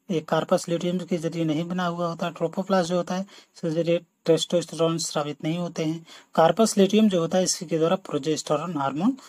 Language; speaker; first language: Hindi; native; Hindi